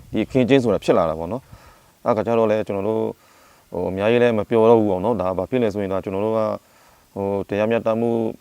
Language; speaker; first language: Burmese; non-native, local second language; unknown